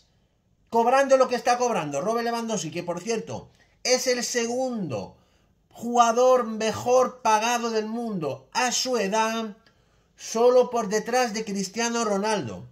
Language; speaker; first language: Spanish; native; Spanish